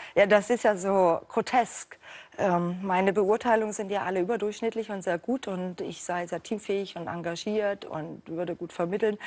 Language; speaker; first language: German; native; German